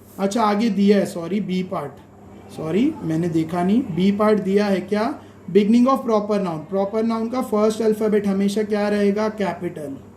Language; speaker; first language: Hindi; native; Hindi